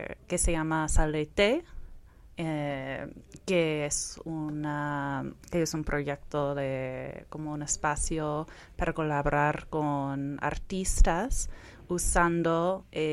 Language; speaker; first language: Spanish; non-native, fluent; English